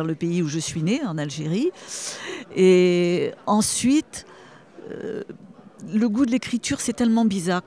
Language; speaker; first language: French; native; French